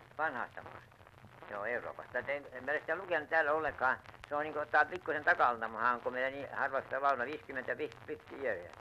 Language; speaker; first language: Finnish; native; Finnish